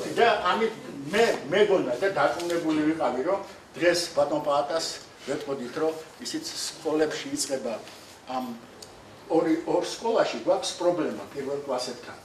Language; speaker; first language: Georgian; non-native, local second language; Armenian